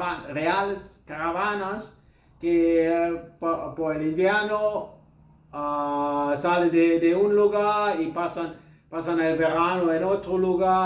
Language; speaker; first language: Spanish; non-native, learner; German